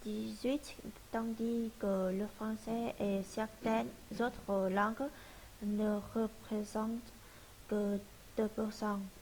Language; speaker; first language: French; non-native, learner; Vietnamese